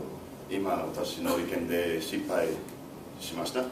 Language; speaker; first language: Japanese; non-native, learner; English